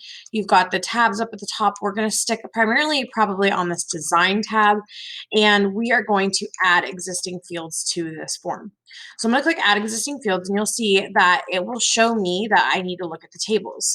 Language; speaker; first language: English; native; English